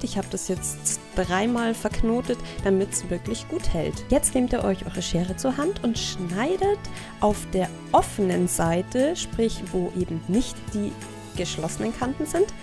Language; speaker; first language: German; native; German